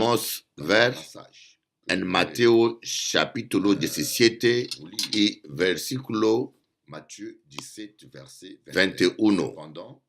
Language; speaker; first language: Spanish; non-native, learner; French